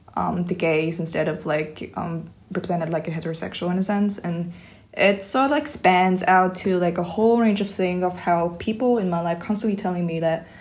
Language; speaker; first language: English; non-native, fluent; Vietnamese